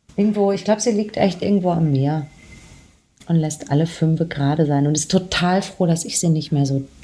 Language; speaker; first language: German; native; German